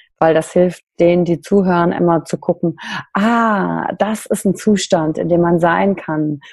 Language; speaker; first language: German; native; German